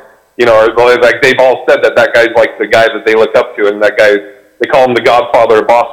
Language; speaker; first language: English; native; English